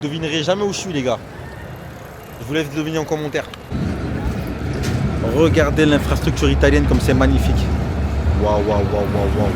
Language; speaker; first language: French; native; French